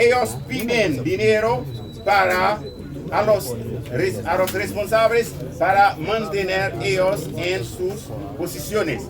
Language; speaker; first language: Spanish; non-native, local second language; Haitian Creole